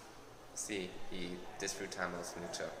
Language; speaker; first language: Spanish; non-native, learner; English